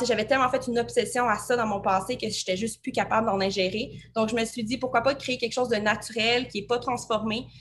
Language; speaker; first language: French; native; French